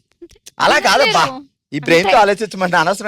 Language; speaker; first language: Telugu; native; Telugu